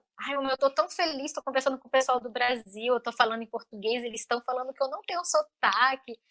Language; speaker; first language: Portuguese; native; Portuguese